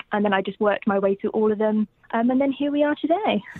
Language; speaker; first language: English; native; English